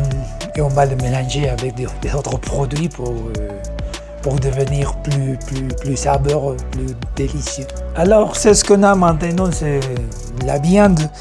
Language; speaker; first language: French; non-native, learner; Spanish